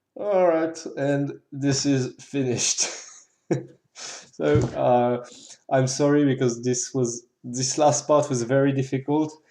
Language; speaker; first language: English; non-native, fluent; French